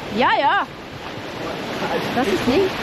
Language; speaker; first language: German; non-native, learner; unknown